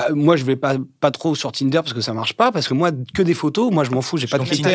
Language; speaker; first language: French; native; French